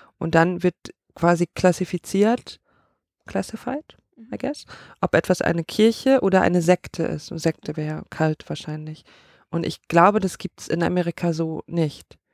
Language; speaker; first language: German; native; German